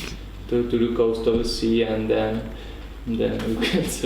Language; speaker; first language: English; non-native, learner; Czech